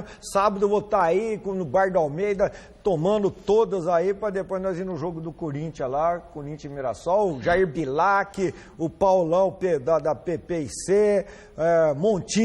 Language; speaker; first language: Portuguese; native; Portuguese